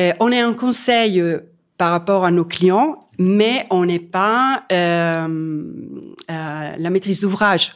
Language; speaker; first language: French; non-native, fluent; Italian